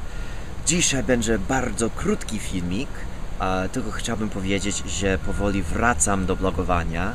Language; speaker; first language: Polish; non-native, fluent; English